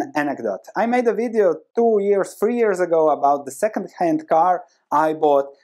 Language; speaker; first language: English; non-native, fluent; Croatian